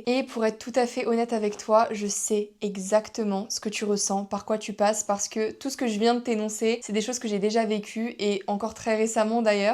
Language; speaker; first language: French; native; French